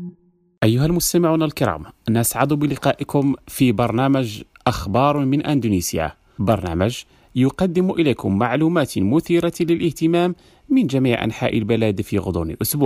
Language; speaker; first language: Arabic; non-native, fluent; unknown